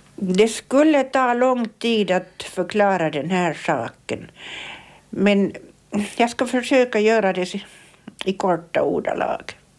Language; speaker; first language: Swedish; native; Swedish